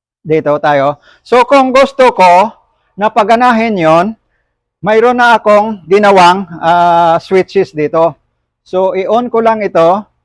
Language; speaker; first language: Filipino; non-native, local second language; Hiligaynon